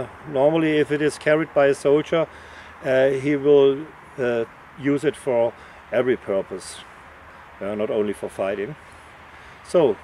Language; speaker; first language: English; non-native, fluent; German